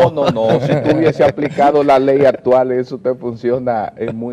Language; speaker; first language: Spanish; native; Spanish